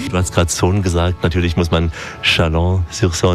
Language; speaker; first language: German; native; German